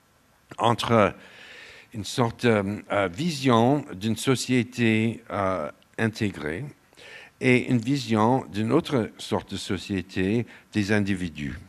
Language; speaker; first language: French; non-native, fluent; English